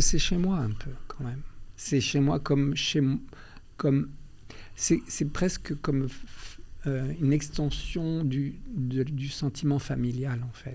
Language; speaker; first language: French; early bilingual, other home language; Albanian